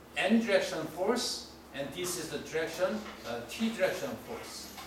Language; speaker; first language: English; non-native, fluent; Korean